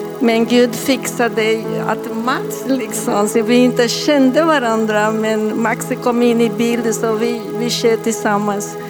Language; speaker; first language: Swedish; non-native, fluent; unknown